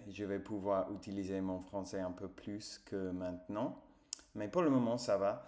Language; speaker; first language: French; non-native, fluent; English